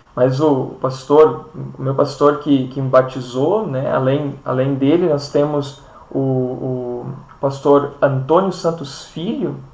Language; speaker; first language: Portuguese; native; Portuguese